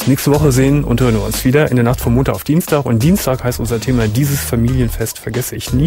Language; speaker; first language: German; native; German